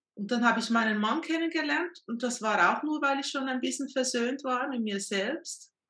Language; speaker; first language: German; non-native, fluent; Portuguese